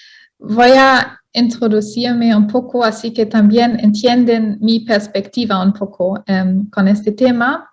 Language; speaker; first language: Spanish; non-native, fluent; German